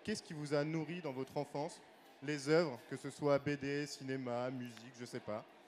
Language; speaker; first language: French; native; French